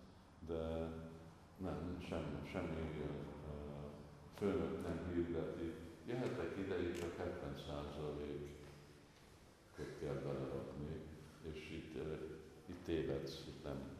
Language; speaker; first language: Hungarian; non-native, fluent; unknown